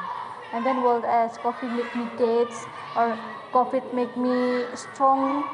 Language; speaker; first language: English; non-native, learner; Indonesian